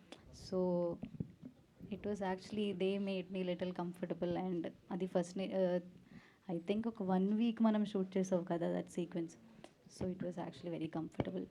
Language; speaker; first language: Telugu; non-native, learner; Malayalam